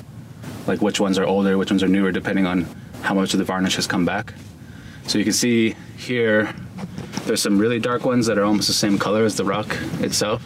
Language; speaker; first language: English; native; English